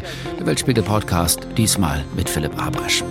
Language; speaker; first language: German; native; German